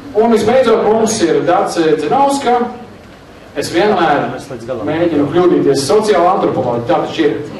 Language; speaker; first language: Latvian; native; Latvian